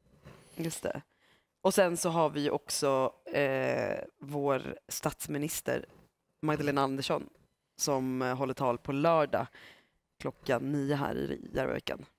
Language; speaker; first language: Swedish; native; Swedish